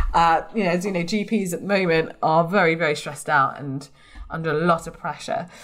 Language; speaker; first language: English; native; English